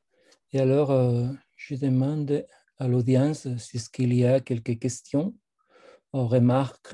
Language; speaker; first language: French; non-native, fluent; Spanish